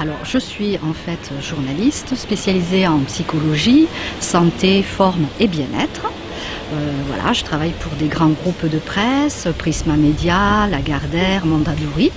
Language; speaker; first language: French; native; French